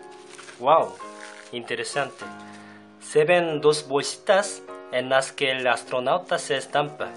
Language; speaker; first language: Spanish; non-native, fluent; Korean